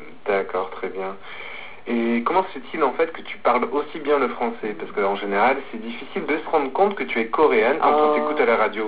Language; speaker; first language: French; native; French